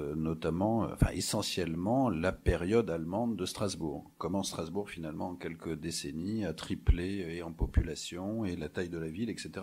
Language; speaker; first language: French; native; French